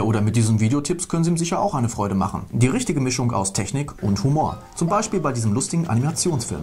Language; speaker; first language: German; native; German